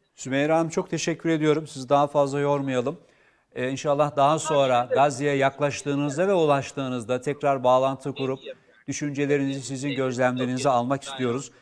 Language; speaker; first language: Turkish; native; Turkish